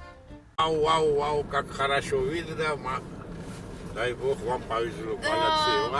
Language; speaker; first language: Russian; non-native, fluent; Georgian